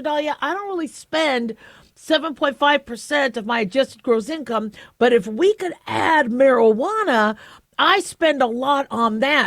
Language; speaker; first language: English; native; English